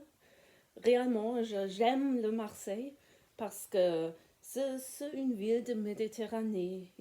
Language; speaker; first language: French; non-native, learner; German